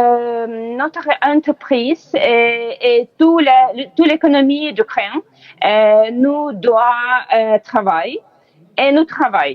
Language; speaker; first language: French; non-native, learner; Ukrainian